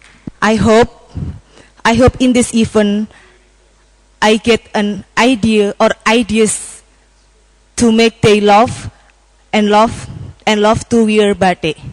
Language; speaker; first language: English; non-native, learner; Indonesian